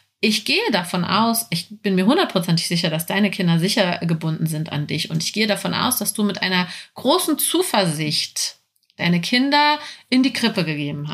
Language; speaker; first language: German; native; German